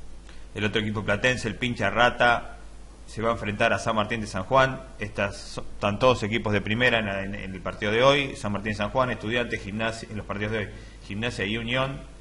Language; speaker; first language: Spanish; native; Spanish